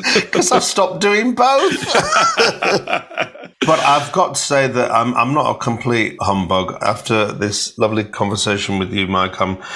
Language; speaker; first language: English; native; English